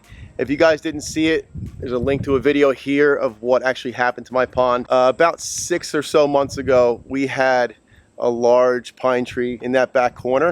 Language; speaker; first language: English; native; English